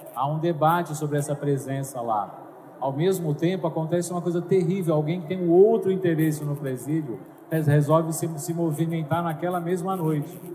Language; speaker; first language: Portuguese; native; Portuguese